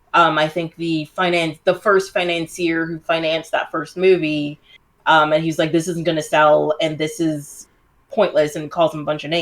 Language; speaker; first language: English; native; English